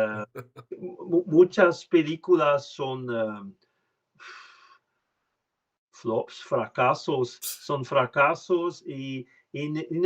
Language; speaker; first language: Spanish; non-native, learner; French